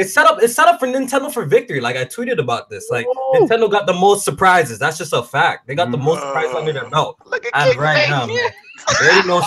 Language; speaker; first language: English; native; English